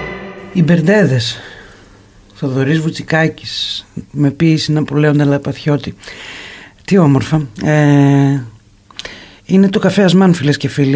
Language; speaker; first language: Greek; native; Greek